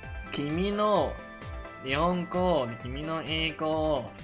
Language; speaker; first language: Japanese; non-native, learner; Cantonese